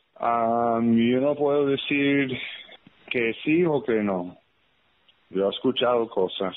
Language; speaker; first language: Spanish; early bilingual, heritage; English